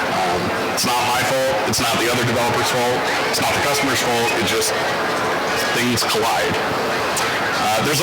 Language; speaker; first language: English; native; English